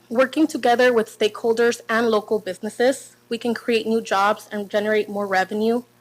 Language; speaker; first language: English; non-native, fluent; Spanish